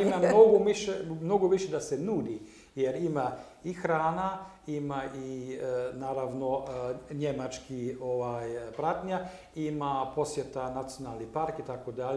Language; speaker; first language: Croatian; non-native, learner; German